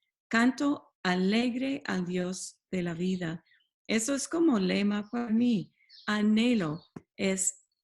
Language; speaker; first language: Spanish; non-native, fluent; English